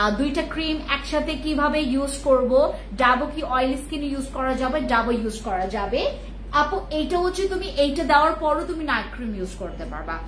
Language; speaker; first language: Bangla; non-native, local second language; Khasi